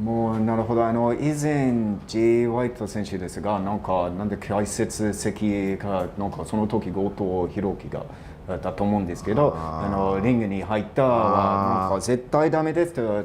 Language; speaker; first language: Japanese; non-native, fluent; English